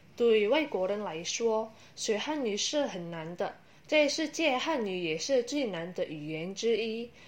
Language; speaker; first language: Chinese; non-native, learner; Indonesian